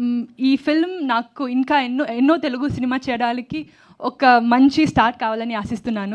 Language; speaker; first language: Telugu; non-native, learner; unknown